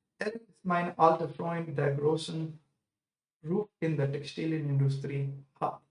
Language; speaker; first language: German; non-native, fluent; English